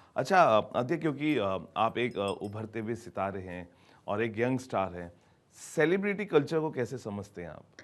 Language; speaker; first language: Hindi; native; Hindi